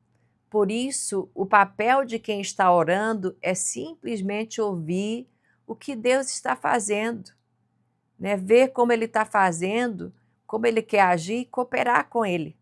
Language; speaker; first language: Portuguese; native; Portuguese